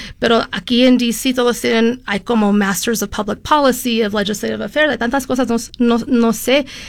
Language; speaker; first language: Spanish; early bilingual, heritage; Spanish